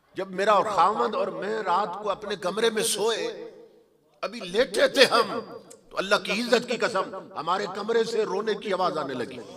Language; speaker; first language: Urdu; non-native, local second language; Punjabi